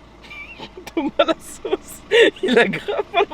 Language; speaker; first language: French; native; French